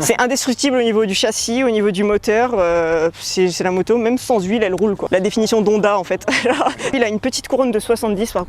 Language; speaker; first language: French; native; French